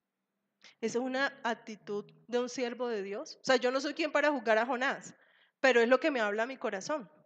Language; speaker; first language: Spanish; native; Spanish